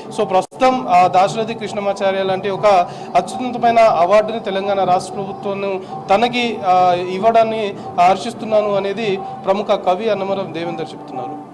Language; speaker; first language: Telugu; native; Telugu